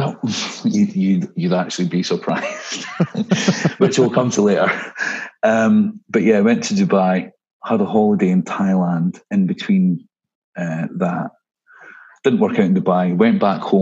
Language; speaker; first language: English; native; English